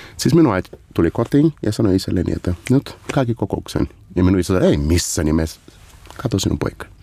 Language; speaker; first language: Finnish; non-native, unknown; Portuguese